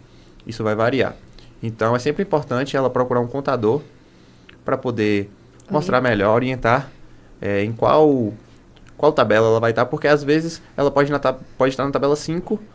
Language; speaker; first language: Portuguese; native; Portuguese